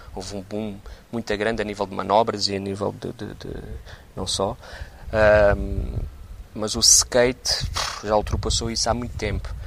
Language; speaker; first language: Portuguese; native; Portuguese